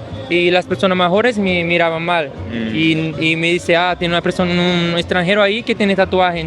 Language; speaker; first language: Spanish; non-native, fluent; Portuguese